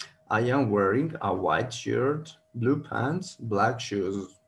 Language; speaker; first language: English; non-native, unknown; Spanish